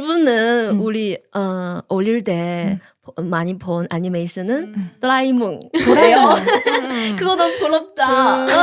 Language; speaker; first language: Korean; non-native, learner; Chinese